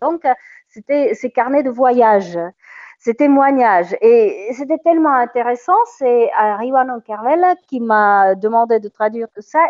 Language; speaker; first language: French; non-native, fluent; Russian